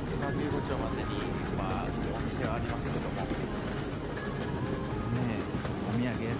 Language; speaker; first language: Japanese; non-native, learner; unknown